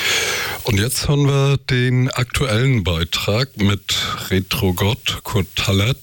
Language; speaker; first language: German; native; German